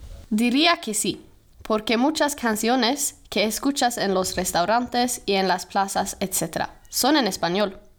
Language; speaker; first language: Spanish; non-native, fluent; Swedish